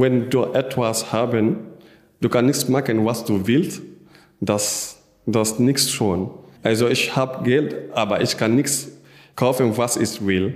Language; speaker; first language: German; non-native, learner; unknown